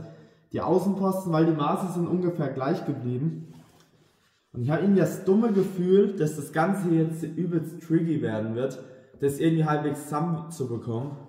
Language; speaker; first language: German; native; German